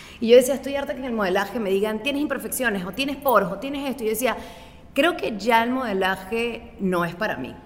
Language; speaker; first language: Spanish; native; Spanish